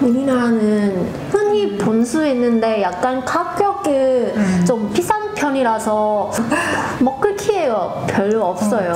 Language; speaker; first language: Korean; non-native, fluent; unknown